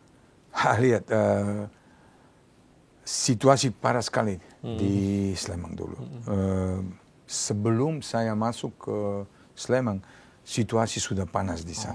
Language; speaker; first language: Indonesian; non-native, fluent; Serbian